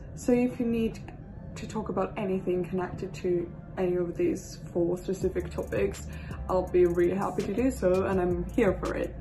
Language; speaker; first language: English; non-native, fluent; Russian